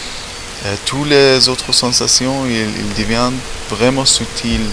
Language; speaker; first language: French; non-native, learner; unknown